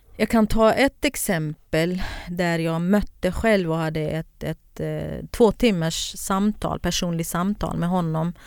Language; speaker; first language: Swedish; non-native, fluent; Kurdish